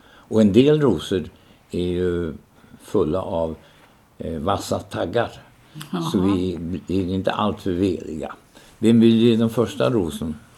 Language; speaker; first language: Swedish; native; Swedish